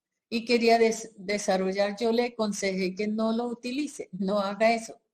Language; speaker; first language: Spanish; non-native, fluent; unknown